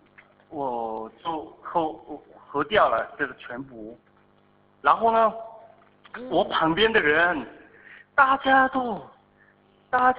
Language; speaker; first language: Chinese; non-native, fluent; Korean